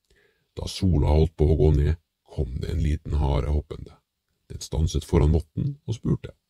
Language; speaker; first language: Norwegian; native; Norwegian